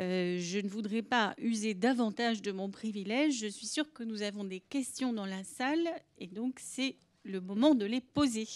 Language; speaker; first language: French; native; French